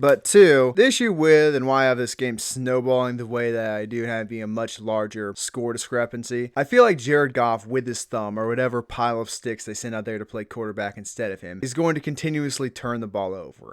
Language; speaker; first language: English; native; English